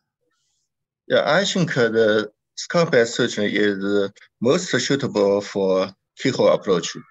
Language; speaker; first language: English; non-native, learner; Chinese